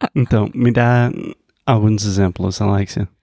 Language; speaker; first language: Portuguese; non-native, fluent; English